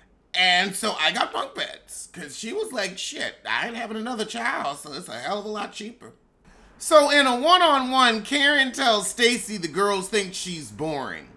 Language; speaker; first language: English; native; English